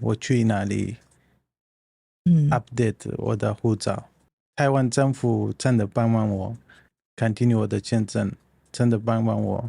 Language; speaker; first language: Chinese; non-native, learner; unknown